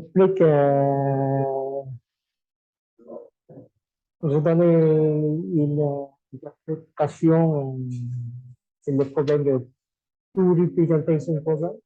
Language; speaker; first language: French; non-native, fluent; Vietnamese